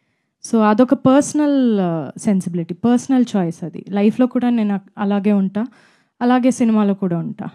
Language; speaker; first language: Telugu; non-native, fluent; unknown